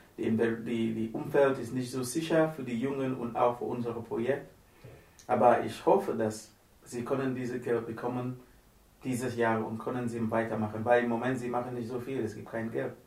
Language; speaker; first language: German; non-native, learner; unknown